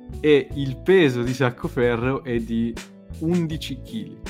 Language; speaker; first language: Italian; native; Italian